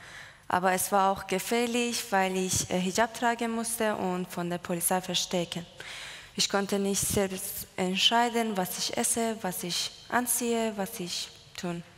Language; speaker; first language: German; non-native, learner; Persian